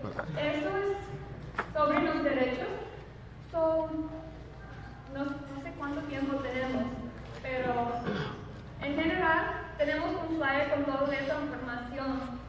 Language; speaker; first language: Spanish; early bilingual, other home language; English